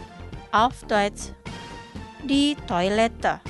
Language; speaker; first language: German; non-native, fluent; Indonesian